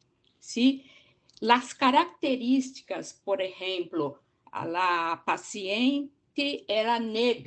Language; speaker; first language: Spanish; non-native, learner; Portuguese